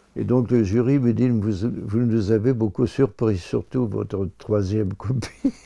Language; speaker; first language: French; native; French